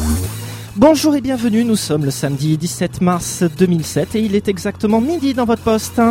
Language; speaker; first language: French; native; French